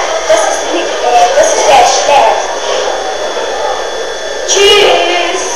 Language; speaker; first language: German; non-native, learner; Turkish